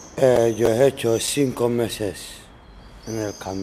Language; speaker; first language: Spanish; non-native, learner; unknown